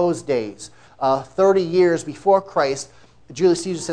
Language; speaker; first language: English; native; English